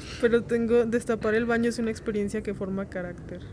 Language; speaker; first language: Spanish; native; Spanish